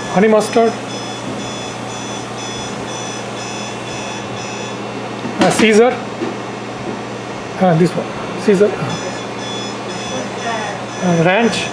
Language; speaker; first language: English; non-native, learner; Bangla